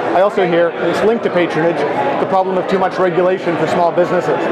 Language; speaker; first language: English; native; English